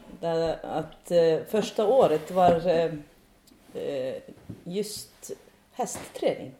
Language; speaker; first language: Swedish; non-native, fluent; Icelandic